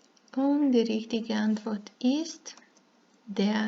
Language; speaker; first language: German; non-native, fluent; Serbian